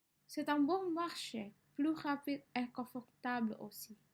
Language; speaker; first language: French; non-native, learner; Indonesian